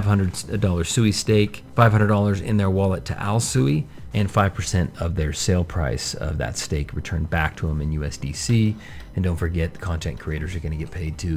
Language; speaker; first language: English; native; English